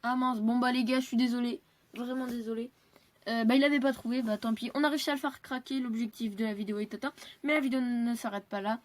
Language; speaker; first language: French; native; French